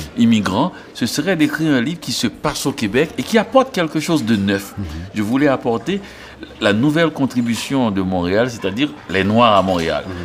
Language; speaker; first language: French; non-native, local second language; Haitian Creole